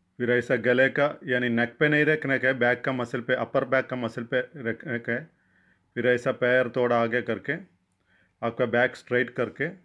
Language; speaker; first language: Hindi; non-native, local second language; Malayalam